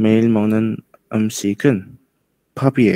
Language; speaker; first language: Korean; non-native, learner; Indonesian